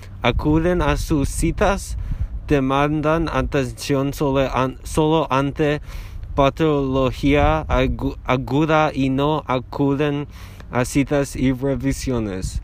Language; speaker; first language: Spanish; non-native, learner; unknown